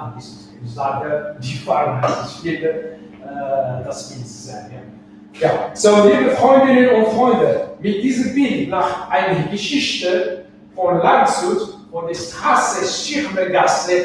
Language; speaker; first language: German; non-native, fluent; Arabic